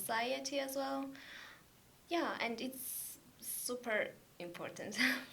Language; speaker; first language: English; non-native, learner; Georgian